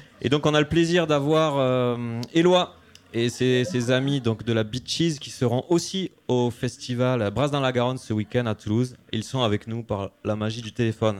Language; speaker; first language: French; native; French